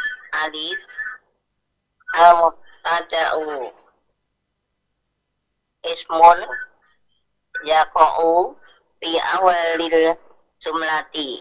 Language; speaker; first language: Arabic; non-native, learner; Indonesian